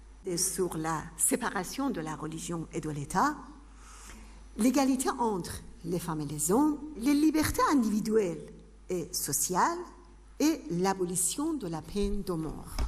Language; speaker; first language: French; non-native, fluent; Persian